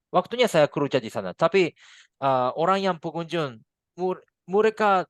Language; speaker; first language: Indonesian; non-native, fluent; Japanese